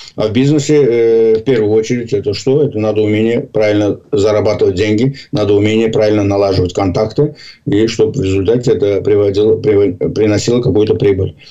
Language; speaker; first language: Russian; non-native, local second language; Azerbaijani